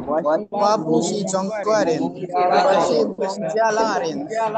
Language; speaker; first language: Chinese; non-native, learner; Bangla